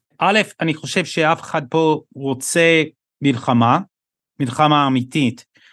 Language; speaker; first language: Hebrew; non-native, fluent; English